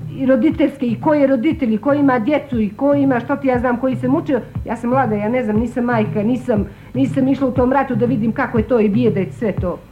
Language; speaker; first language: Croatian; non-native, local second language; Albanian